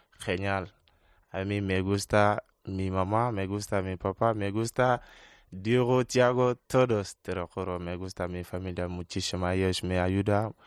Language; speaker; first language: Spanish; non-native, learner; Wolof